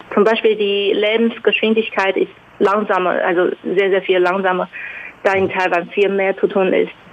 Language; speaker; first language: German; non-native, fluent; Chinese